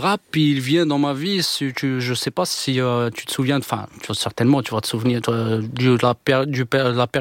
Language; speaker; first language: French; non-native, local second language; Arabic